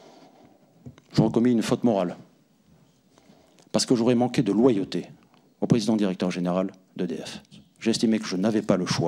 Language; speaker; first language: French; native; French